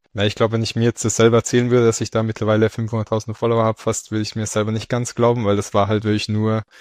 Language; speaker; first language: German; native; German